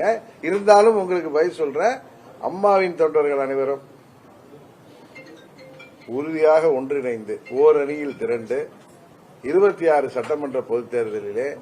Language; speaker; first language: Tamil; native; Tamil